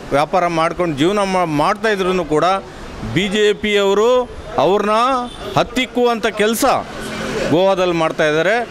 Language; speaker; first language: Kannada; non-native, local second language; Lambadi